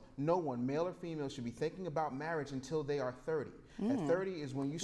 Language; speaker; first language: English; native; English